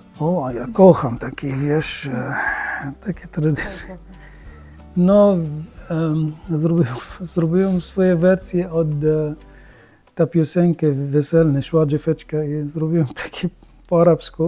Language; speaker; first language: Polish; non-native, learner; Arabic